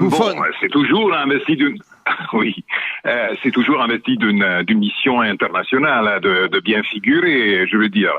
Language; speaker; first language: French; non-native, fluent; Italian